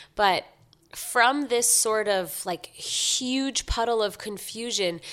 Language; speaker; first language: English; native; English